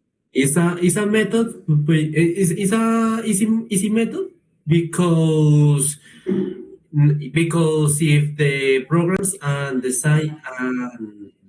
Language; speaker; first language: English; non-native, learner; Spanish